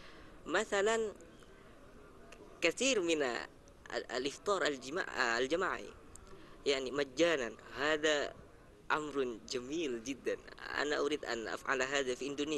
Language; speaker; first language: Arabic; non-native, fluent; Indonesian